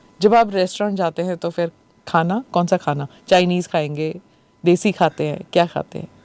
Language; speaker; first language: Hindi; native; Hindi